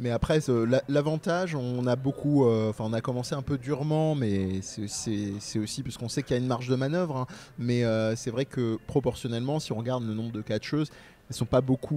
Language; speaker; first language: French; native; French